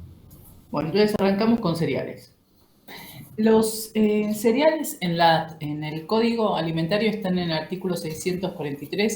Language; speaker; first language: Spanish; native; Spanish